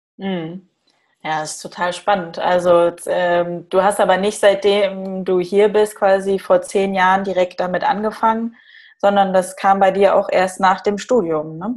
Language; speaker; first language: German; native; German